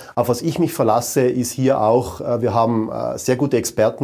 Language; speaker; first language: German; native; German